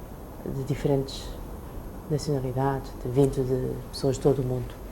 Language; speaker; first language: Portuguese; early bilingual, other home language; Chinese